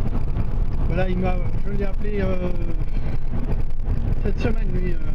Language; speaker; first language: French; native; French